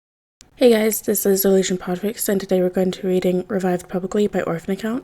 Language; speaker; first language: English; native; English